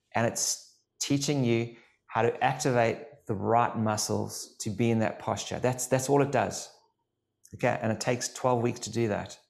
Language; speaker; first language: English; native; English